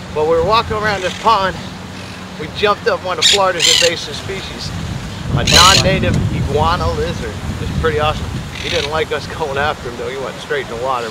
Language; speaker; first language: English; native; English